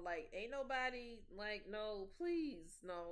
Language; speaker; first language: English; native; English